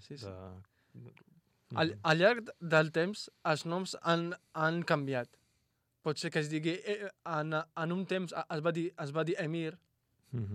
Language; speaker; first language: Catalan; non-native, fluent; Arabic